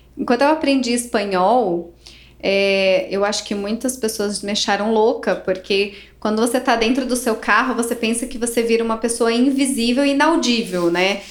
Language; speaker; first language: Portuguese; native; Portuguese